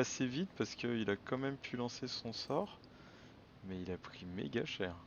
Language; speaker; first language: French; native; French